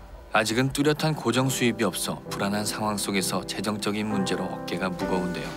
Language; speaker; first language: Korean; native; Korean